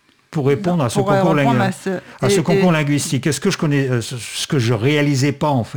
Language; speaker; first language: French; non-native, fluent; Russian